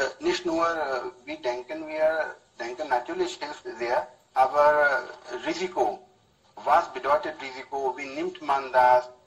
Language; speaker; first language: German; non-native, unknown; Hindi